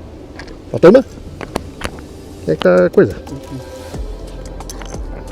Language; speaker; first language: Portuguese; native; Portuguese